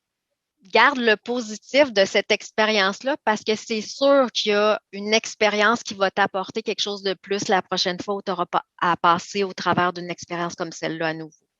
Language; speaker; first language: French; native; French